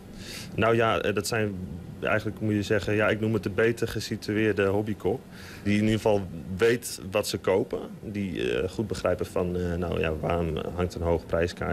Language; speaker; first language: Dutch; native; Dutch